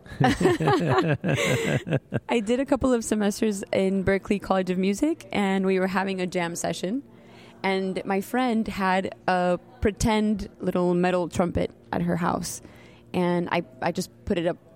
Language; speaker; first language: English; non-native, fluent; Spanish